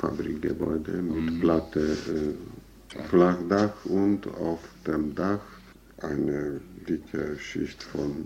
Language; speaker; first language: German; non-native, fluent; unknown